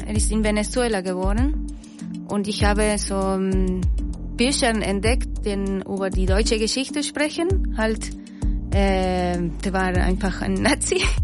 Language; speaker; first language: German; non-native, fluent; Spanish